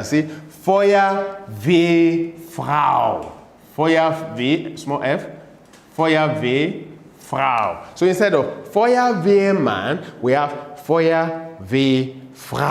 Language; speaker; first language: German; non-native, fluent; English